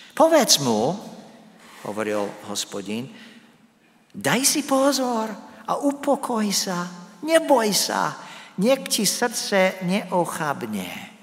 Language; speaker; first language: Slovak; non-native, fluent; English